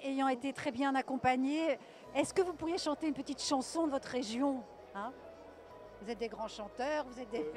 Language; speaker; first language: French; native; French